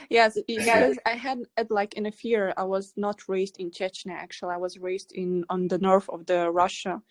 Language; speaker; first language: English; non-native, fluent; Russian